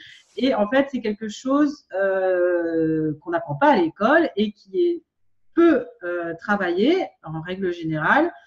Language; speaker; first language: French; native; French